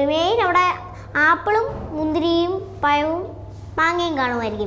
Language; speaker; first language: Malayalam; native; Malayalam